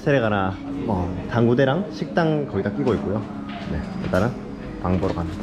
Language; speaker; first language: Korean; native; Korean